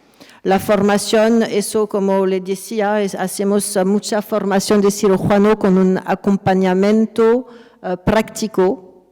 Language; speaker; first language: Spanish; non-native, fluent; French